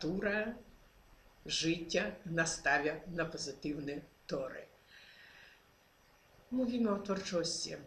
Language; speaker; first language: Polish; non-native, fluent; Ukrainian